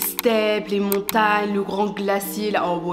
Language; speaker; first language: French; early bilingual, other home language; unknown